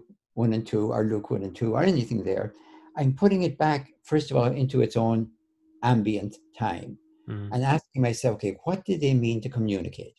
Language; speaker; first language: English; native; English